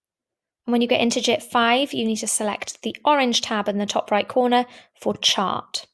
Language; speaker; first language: English; native; English